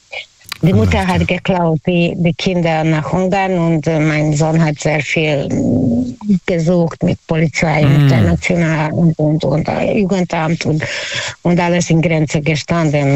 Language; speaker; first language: German; non-native, learner; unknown